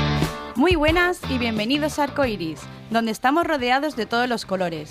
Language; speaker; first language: Spanish; native; Spanish